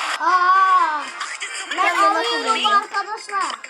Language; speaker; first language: Turkish; early bilingual, other home language; Arabic